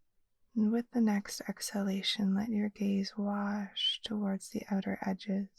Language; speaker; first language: English; native; English